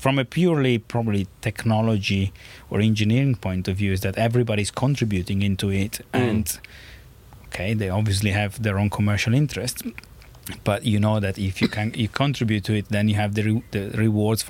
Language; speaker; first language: English; non-native, fluent; Italian